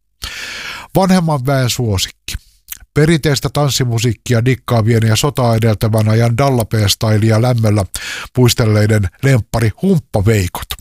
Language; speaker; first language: Finnish; native; Finnish